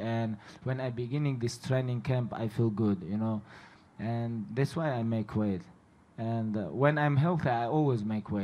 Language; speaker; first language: English; non-native, learner; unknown